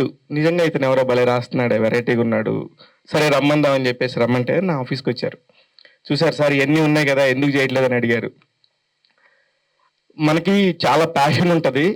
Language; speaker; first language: Telugu; native; Telugu